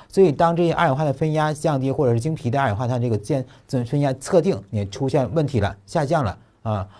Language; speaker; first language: Chinese; native; Chinese